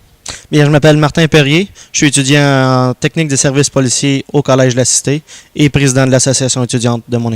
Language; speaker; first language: French; native; French